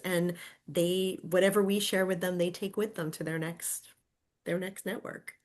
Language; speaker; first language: English; native; English